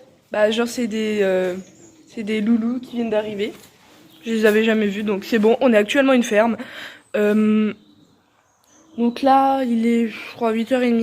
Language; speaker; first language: French; native; French